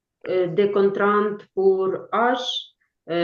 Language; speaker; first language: French; non-native, learner; Ukrainian